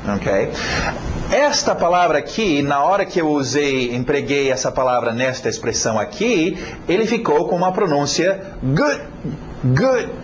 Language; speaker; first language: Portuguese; non-native, fluent; English